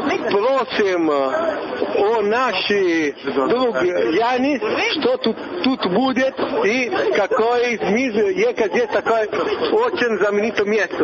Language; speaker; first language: Russian; non-native, learner; Italian